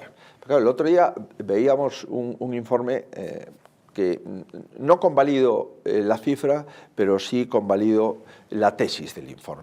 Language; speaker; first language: Spanish; native; Spanish